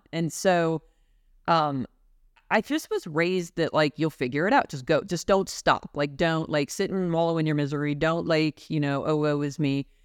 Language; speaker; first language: English; native; English